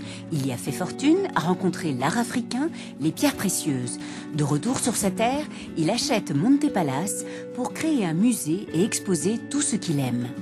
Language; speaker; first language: French; native; French